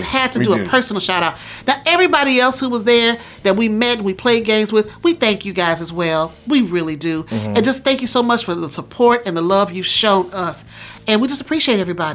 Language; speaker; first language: English; native; English